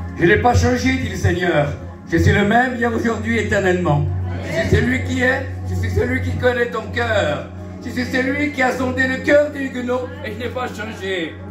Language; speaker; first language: French; early bilingual, other home language; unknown